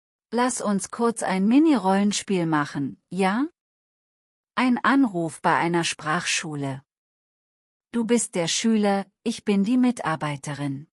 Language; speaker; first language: German; native; German